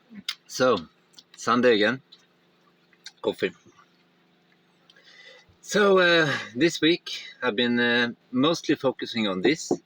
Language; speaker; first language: English; non-native, fluent; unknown